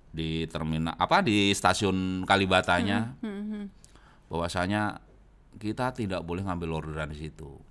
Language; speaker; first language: Indonesian; native; Indonesian